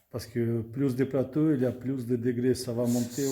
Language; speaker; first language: French; non-native, learner; Russian